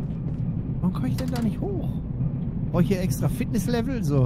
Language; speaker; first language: German; native; German